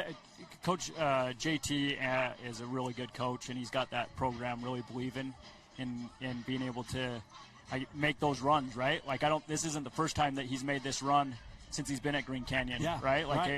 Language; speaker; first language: English; native; English